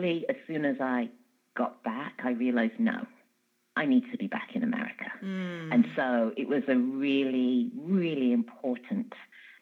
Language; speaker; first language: English; native; English